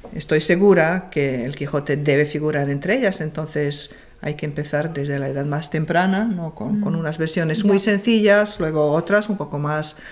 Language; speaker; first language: Spanish; non-native, fluent; Serbian